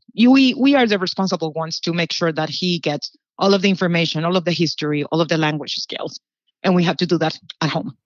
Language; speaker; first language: English; early bilingual, other home language; Spanish